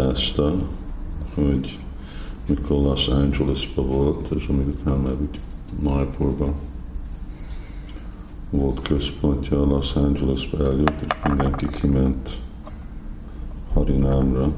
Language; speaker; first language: Hungarian; non-native, fluent; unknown